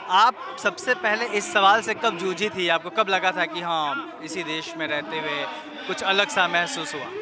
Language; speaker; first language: Hindi; native; Hindi